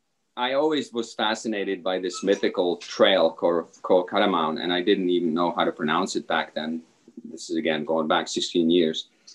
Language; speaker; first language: English; non-native, fluent; Czech